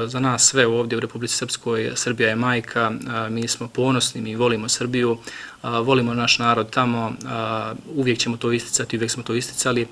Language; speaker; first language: Bosnian; native; Bosnian